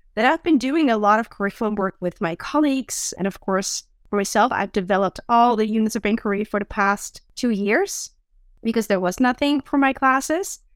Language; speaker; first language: English; non-native, fluent; Dutch